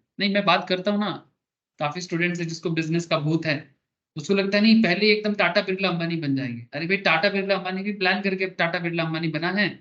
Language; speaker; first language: Hindi; non-native, local second language; Bangla